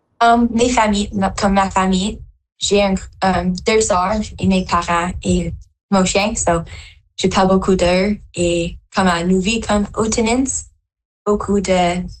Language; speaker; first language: French; non-native, local second language; English